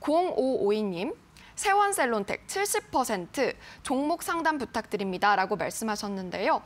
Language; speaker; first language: Korean; native; Korean